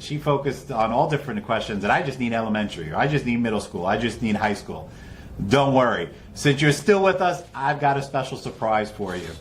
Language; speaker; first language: English; native; English